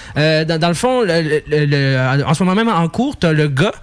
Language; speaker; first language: French; native; French